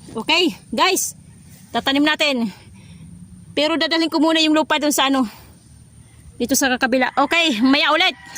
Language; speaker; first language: Filipino; non-native, local second language; Waray